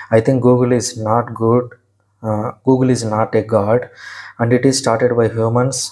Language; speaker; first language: English; non-native, local second language; Telugu